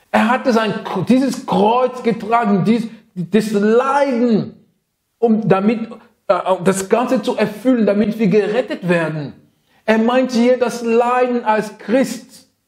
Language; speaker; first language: German; non-native, fluent; French